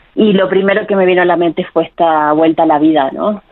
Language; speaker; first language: Spanish; native; Spanish